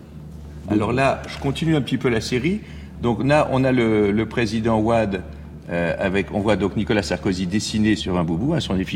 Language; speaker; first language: French; native; French